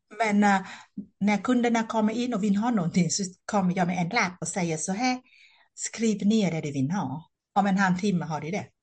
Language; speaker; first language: Swedish; non-native, fluent; Vietnamese